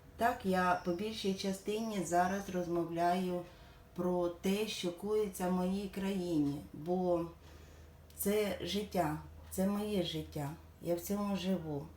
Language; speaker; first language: Ukrainian; non-native, local second language; Russian